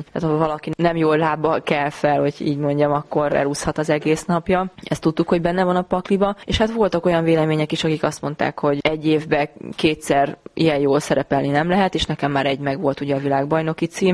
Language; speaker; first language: Hungarian; native; Hungarian